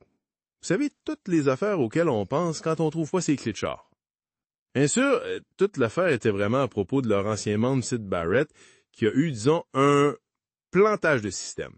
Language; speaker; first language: French; native; French